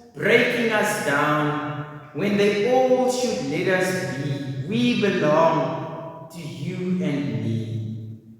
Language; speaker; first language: English; non-native, local second language; Afrikaans